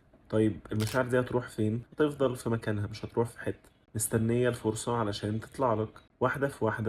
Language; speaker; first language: Arabic; native; Arabic